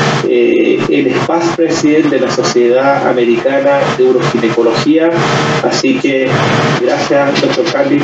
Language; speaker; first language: Spanish; native; Spanish